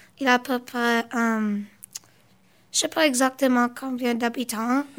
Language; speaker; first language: French; early bilingual, other home language; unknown